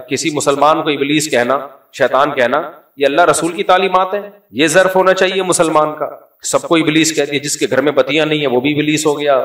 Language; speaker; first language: Urdu; native; Urdu